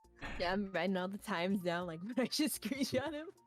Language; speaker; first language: English; native; English